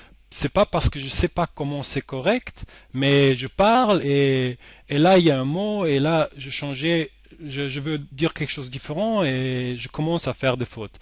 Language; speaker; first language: French; non-native, fluent; German